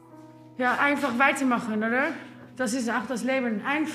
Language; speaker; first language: German; non-native, fluent; Spanish